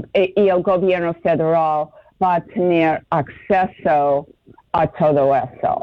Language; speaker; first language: Spanish; non-native, learner; English